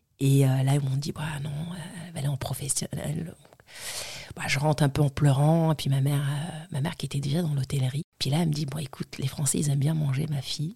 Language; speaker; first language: French; early bilingual, other home language; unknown